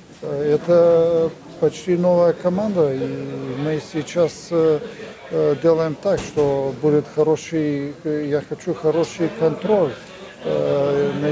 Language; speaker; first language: Russian; non-native, learner; Bulgarian